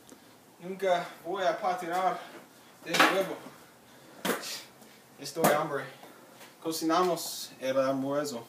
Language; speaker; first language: Spanish; non-native, learner; English